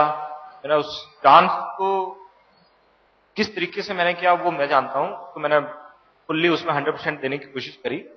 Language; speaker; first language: Hindi; native; Hindi